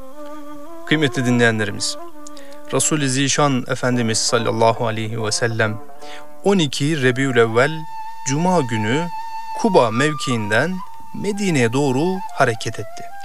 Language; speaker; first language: Turkish; native; Turkish